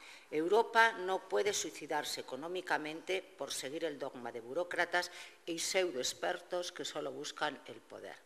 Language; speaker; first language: Spanish; native; Spanish